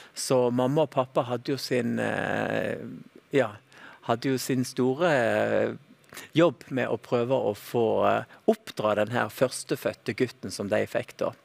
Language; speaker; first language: Norwegian; native; Norwegian